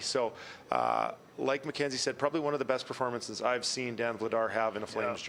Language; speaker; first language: English; native; English